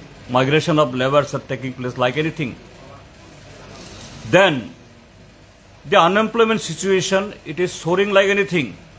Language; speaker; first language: English; non-native, local second language; Bangla